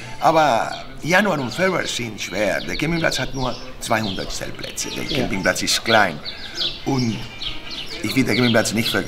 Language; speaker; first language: German; non-native, fluent; Spanish